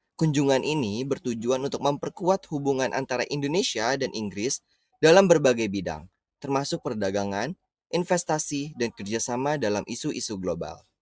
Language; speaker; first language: Indonesian; native; Indonesian